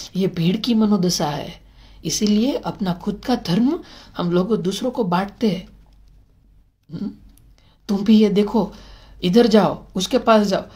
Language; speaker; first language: Hindi; non-native, local second language; Gujarati